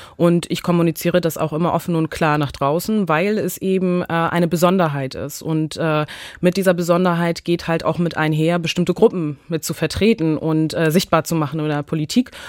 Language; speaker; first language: German; early bilingual, other home language; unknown